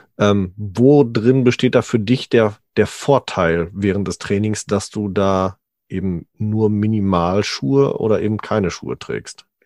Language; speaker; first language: German; early bilingual, other home language; Italian